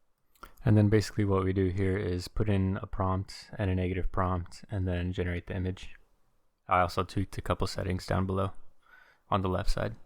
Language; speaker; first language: English; native; English